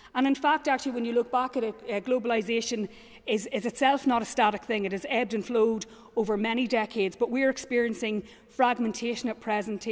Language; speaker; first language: English; native; English